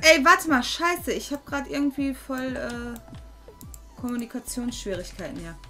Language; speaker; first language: German; native; German